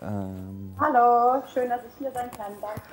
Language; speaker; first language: German; native; German